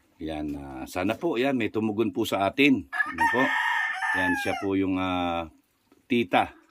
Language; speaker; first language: Filipino; native; Filipino